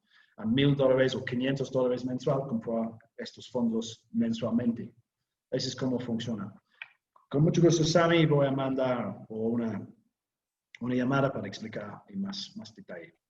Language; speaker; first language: Spanish; non-native, learner; English